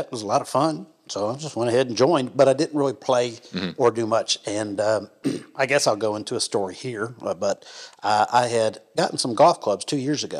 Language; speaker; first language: English; native; English